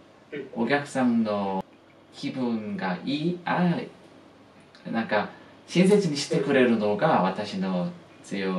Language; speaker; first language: Japanese; non-native, fluent; Korean